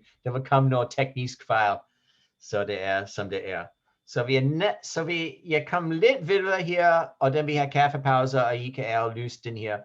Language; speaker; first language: Danish; non-native, fluent; English